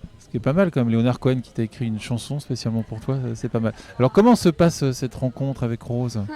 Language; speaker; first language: French; native; French